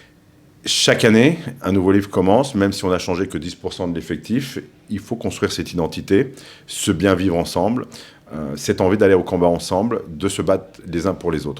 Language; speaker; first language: French; native; French